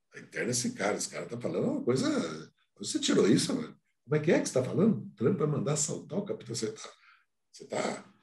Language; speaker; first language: Portuguese; native; Portuguese